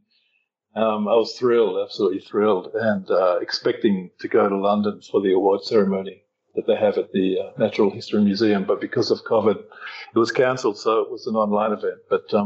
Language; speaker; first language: English; native; English